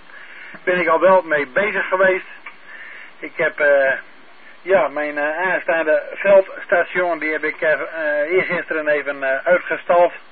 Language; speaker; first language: Dutch; native; Dutch